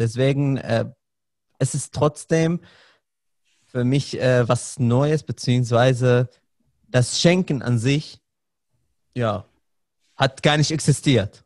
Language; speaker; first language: German; non-native, fluent; Arabic